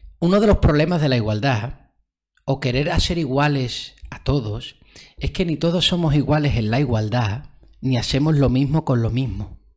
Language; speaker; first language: Spanish; native; Spanish